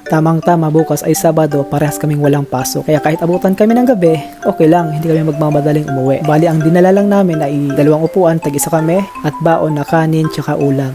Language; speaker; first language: Filipino; native; Filipino